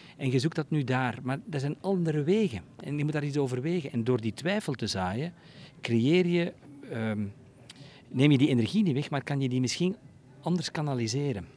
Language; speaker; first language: Dutch; native; Dutch